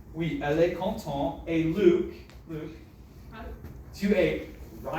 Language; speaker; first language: French; non-native, fluent; English